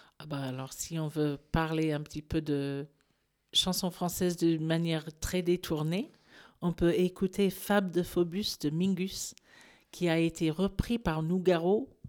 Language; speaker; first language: French; non-native, fluent; English